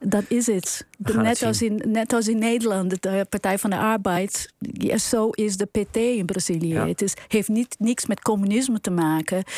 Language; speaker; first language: Dutch; non-native, fluent; Portuguese